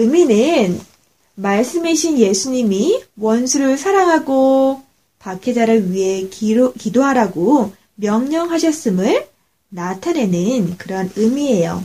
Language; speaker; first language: Korean; native; Korean